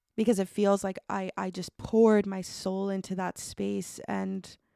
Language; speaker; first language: English; native; English